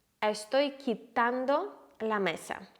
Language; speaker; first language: Spanish; non-native, fluent; Ukrainian